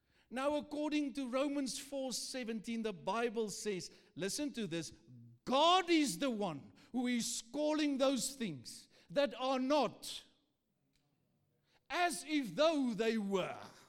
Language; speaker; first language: English; non-native, local second language; Afrikaans